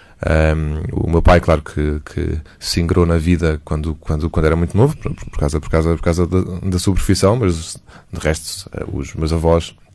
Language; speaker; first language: Portuguese; native; Portuguese